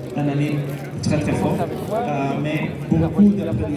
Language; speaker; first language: French; non-native, learner; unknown